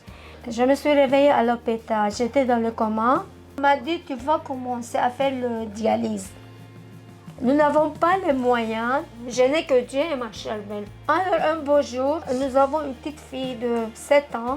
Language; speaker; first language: French; non-native, local second language; Arabic